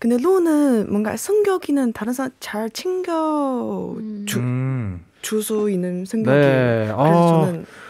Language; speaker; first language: Korean; non-native, learner; Chinese